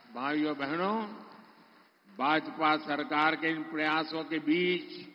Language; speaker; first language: Hindi; non-native, local second language; Gujarati